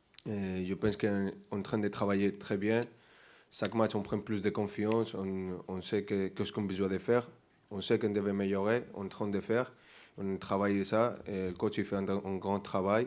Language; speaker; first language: French; non-native, fluent; Spanish